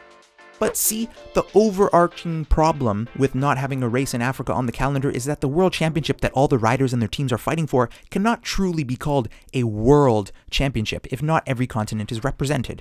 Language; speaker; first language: English; native; English